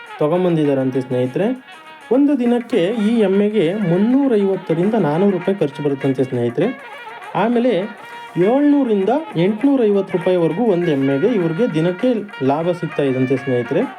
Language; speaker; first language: Kannada; native; Kannada